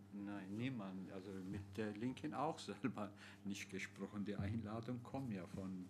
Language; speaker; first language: German; non-native, fluent; Turkish